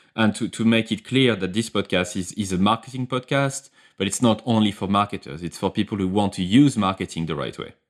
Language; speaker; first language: English; non-native, fluent; French